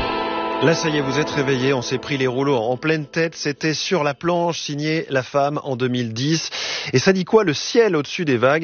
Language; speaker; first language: French; native; French